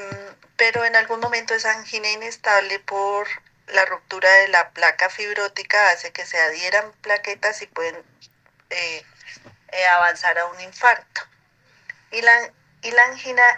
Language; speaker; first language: Spanish; native; Spanish